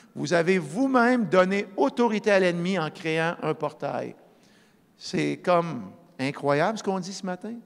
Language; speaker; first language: French; native; French